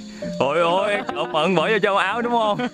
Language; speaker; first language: Vietnamese; native; Vietnamese